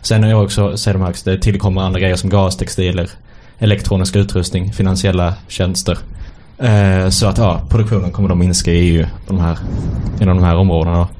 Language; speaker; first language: Swedish; native; Swedish